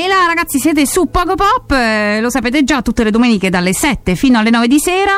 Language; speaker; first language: Italian; native; Italian